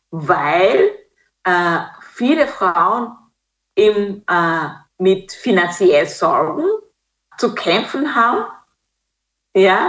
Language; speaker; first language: German; non-native, fluent; Kinyarwanda